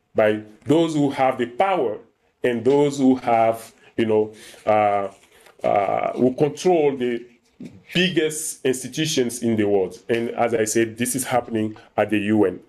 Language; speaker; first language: English; non-native, fluent; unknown